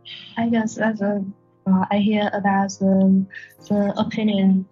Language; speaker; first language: English; non-native, learner; Vietnamese